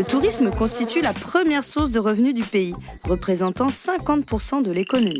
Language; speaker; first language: French; native; French